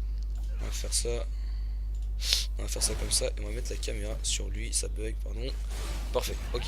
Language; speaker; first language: French; native; French